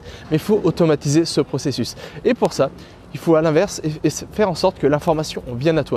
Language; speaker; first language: French; native; French